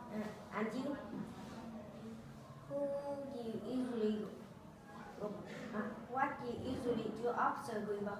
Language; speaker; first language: English; non-native, learner; Vietnamese